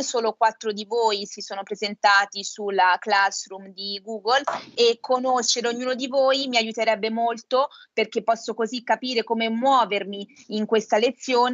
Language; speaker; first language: Italian; native; Italian